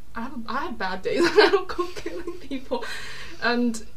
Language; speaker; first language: English; non-native, fluent; Korean